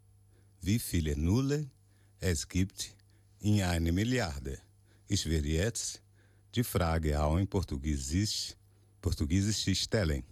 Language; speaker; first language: German; non-native, learner; Portuguese